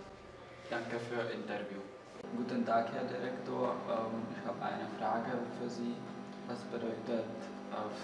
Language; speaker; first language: German; non-native, learner; Czech